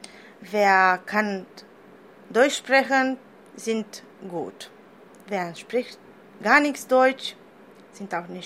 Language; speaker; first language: German; non-native, learner; Romanian